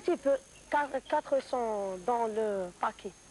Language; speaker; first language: French; non-native, learner; Arabic